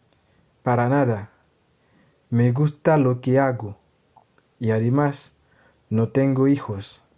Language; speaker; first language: Spanish; non-native, fluent; Haitian Creole